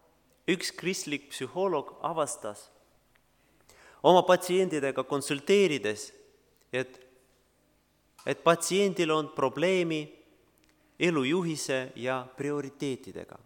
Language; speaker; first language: Estonian; non-native, learner; Russian